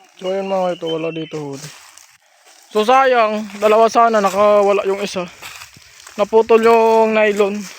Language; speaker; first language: Filipino; non-native, local second language; Masbatenyo